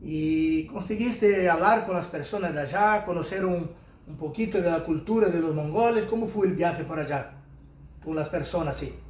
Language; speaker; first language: Spanish; non-native, fluent; Portuguese